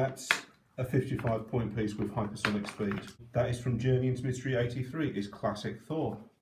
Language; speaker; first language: English; native; English